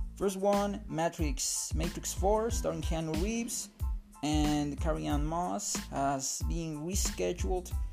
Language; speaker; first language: English; non-native, fluent; Spanish